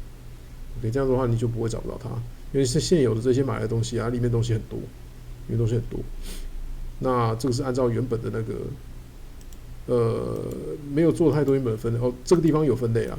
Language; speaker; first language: Chinese; native; Chinese